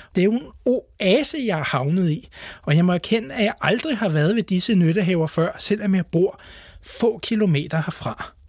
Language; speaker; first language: Danish; native; Danish